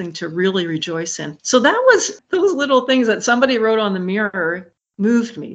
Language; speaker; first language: English; native; English